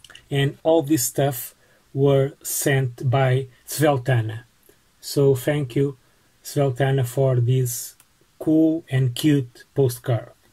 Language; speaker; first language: English; non-native, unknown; Portuguese